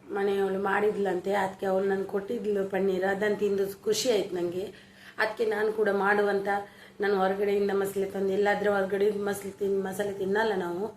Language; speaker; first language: Kannada; non-native, local second language; Tulu